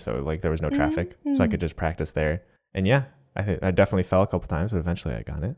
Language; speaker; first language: English; native; English